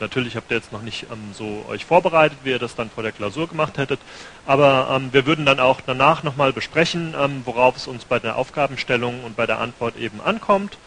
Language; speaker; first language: German; native; German